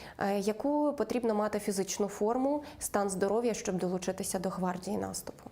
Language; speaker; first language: Ukrainian; native; Ukrainian